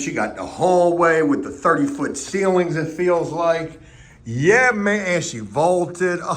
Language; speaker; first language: English; native; English